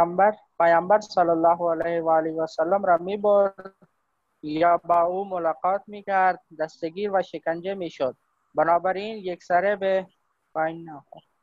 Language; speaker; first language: Persian; non-native, learner; Urdu